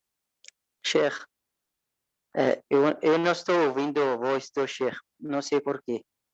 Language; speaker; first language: Portuguese; non-native, fluent; Arabic